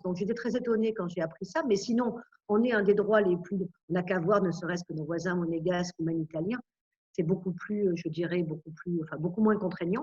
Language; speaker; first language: French; native; French